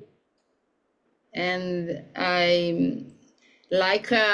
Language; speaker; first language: English; non-native, learner; Portuguese